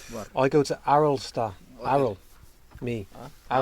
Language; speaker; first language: English; native; English